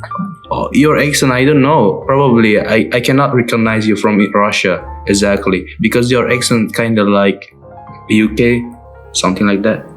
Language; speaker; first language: English; non-native, learner; Indonesian